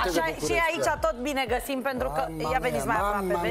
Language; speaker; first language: Romanian; native; Romanian